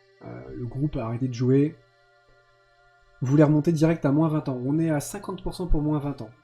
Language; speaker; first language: French; native; French